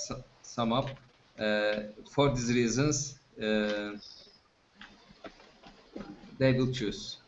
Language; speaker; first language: English; non-native, fluent; Turkish